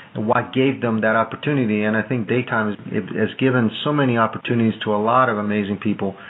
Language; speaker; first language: English; non-native, fluent; Italian